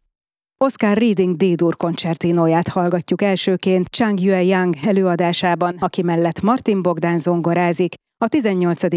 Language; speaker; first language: Hungarian; native; Hungarian